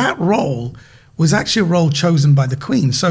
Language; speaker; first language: English; native; English